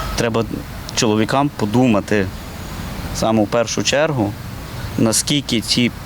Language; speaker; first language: Ukrainian; native; Ukrainian